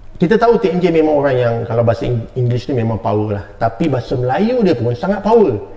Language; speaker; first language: Malay; native; Malay